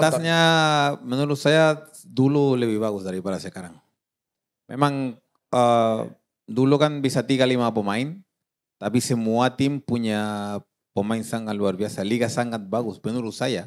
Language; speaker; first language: Indonesian; non-native, fluent; Spanish